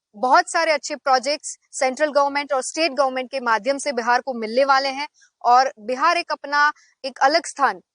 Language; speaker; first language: Hindi; non-native, local second language; Gujarati